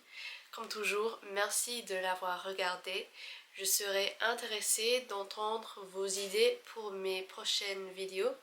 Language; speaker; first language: French; non-native, fluent; English